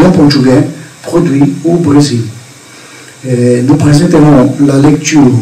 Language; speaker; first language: French; non-native, fluent; Portuguese